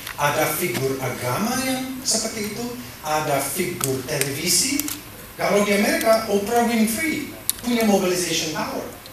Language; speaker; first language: Indonesian; non-native, fluent; English